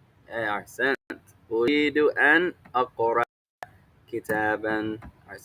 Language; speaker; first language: Arabic; non-native, fluent; English